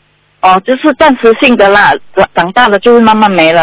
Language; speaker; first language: Chinese; native; Chinese